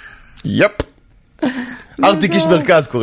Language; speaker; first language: Hebrew; native; Hebrew